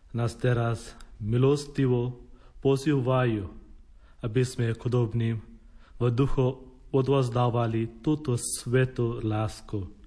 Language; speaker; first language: Slovak; non-native, learner; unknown